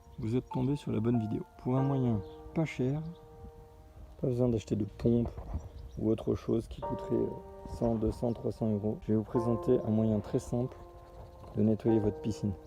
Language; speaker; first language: French; native; French